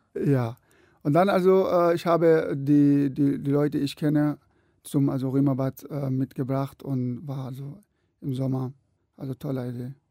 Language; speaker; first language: German; non-native, learner; Arabic